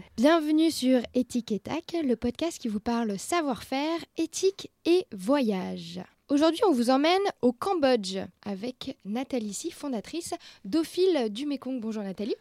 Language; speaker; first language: French; native; French